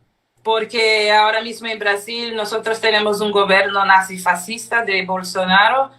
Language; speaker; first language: Spanish; non-native, fluent; Portuguese